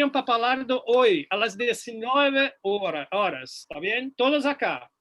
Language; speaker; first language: Spanish; non-native, fluent; Portuguese